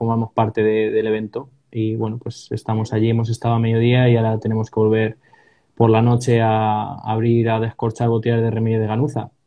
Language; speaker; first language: Spanish; native; Spanish